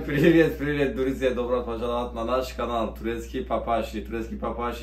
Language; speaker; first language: Russian; non-native, learner; Turkish